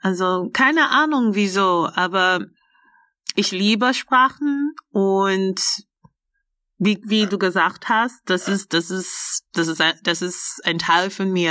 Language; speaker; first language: German; non-native, fluent; English